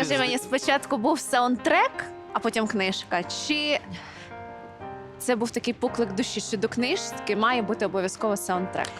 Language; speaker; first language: Ukrainian; native; Ukrainian